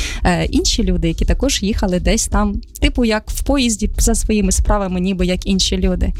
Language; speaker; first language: Ukrainian; native; Ukrainian